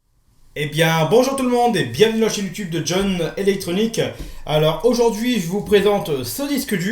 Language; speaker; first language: French; native; French